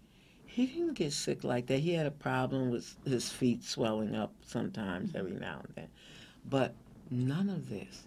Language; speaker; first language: English; native; English